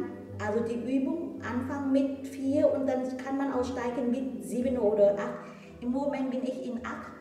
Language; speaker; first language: German; non-native, learner; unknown